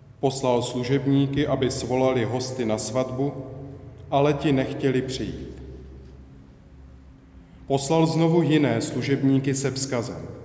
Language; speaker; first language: Czech; native; Czech